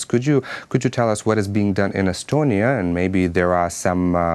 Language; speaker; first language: English; non-native, fluent; Ukrainian